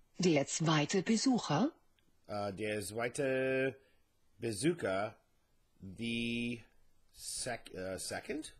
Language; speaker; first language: German; non-native, learner; English